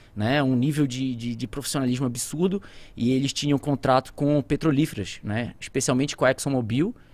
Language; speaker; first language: Portuguese; native; Portuguese